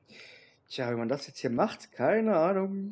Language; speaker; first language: German; native; German